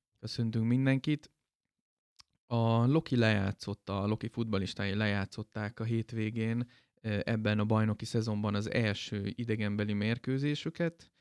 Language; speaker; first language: Hungarian; native; Hungarian